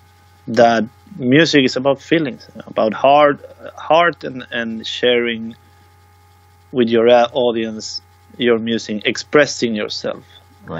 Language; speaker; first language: English; non-native, fluent; Swedish